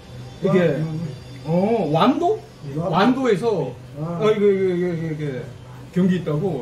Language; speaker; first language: Korean; native; Korean